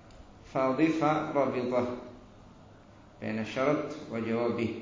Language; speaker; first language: Arabic; non-native, fluent; Indonesian